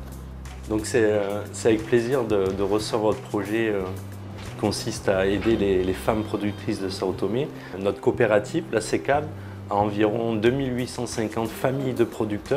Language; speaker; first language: French; native; French